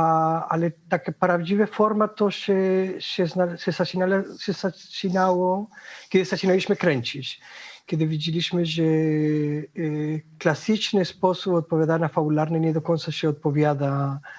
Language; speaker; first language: Polish; non-native, fluent; Spanish